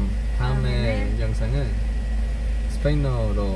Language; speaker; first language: Korean; non-native, learner; Spanish